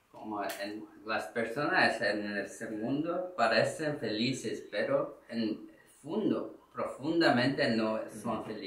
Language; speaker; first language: Spanish; non-native, learner; Korean